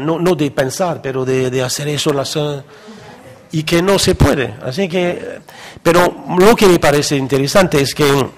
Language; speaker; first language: Spanish; non-native, fluent; French